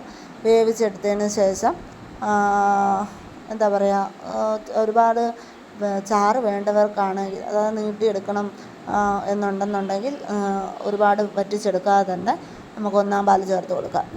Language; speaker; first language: Malayalam; native; Malayalam